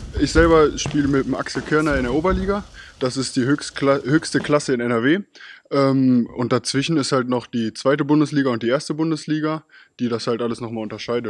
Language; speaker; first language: German; native; German